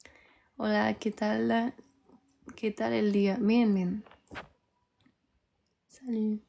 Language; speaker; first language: Spanish; early bilingual, heritage; French